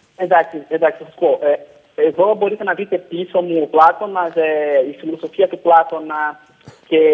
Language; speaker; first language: Greek; non-native, fluent; Portuguese